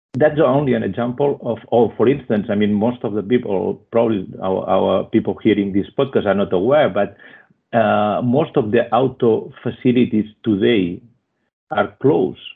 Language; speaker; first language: English; non-native, fluent; Spanish